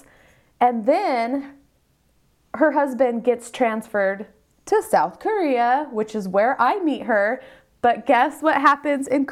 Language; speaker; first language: English; native; English